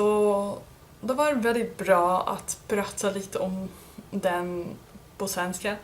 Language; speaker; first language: Swedish; non-native, learner; English